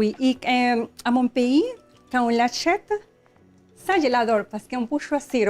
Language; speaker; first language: French; non-native, learner; Spanish